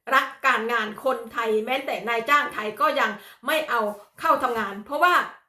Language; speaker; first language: Thai; native; Thai